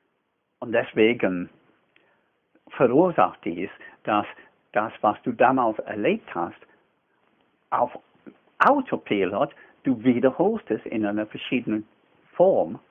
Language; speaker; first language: German; non-native, fluent; English